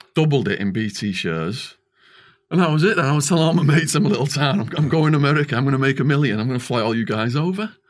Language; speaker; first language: English; native; English